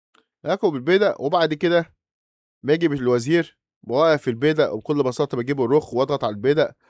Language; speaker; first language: Arabic; native; Arabic